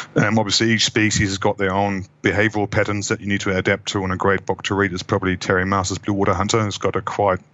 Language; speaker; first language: English; non-native, fluent; German